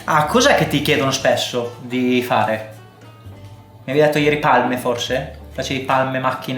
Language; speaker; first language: Italian; native; Italian